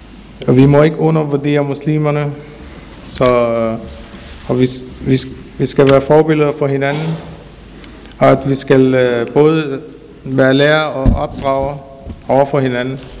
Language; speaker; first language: Danish; early bilingual, other home language; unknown